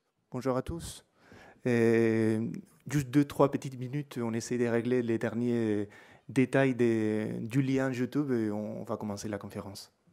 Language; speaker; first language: French; native; French